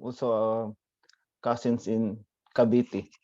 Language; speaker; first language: English; non-native, learner; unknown